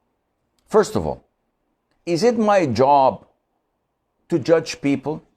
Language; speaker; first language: English; non-native, fluent; Arabic